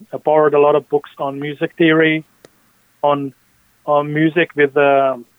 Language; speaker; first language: English; early bilingual, other home language; Norwegian